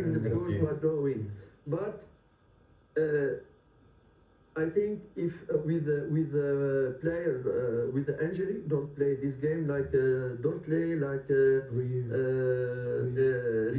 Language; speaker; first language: English; non-native, learner; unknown